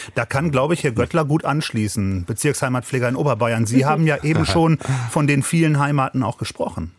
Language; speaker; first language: German; native; German